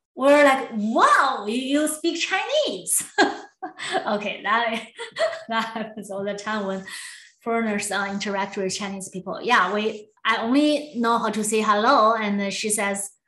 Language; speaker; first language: English; non-native, learner; Chinese